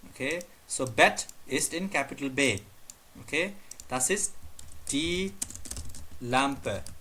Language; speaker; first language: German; non-native, learner; Nepali